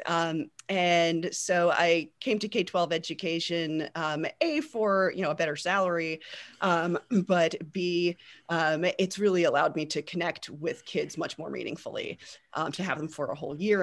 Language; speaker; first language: English; native; English